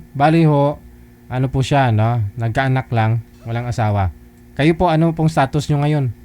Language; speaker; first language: Filipino; native; Filipino